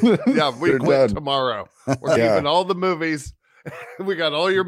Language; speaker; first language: English; native; English